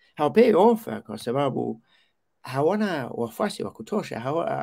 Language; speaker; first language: Swahili; non-native, learner; English